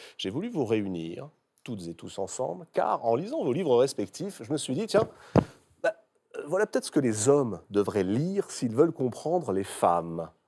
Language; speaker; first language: French; native; French